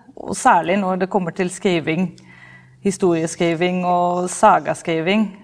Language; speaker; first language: Norwegian; non-native, fluent; Dutch